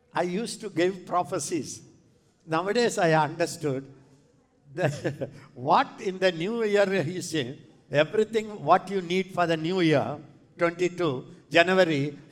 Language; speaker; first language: English; non-native, local second language; Tamil